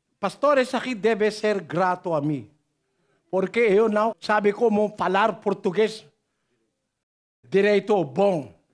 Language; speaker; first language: Portuguese; non-native, learner; Filipino